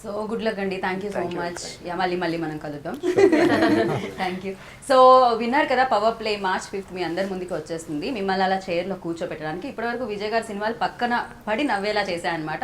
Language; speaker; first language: Telugu; native; Telugu